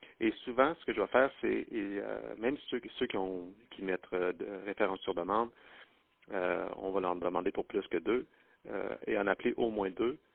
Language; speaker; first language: French; native; French